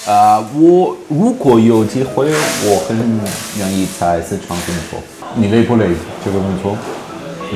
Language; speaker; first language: Chinese; non-native, learner; Spanish